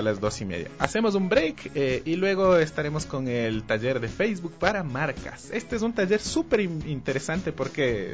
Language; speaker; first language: Spanish; native; Spanish